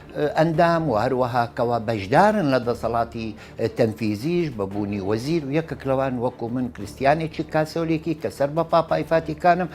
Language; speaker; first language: Central Kurdish; non-native, local second language; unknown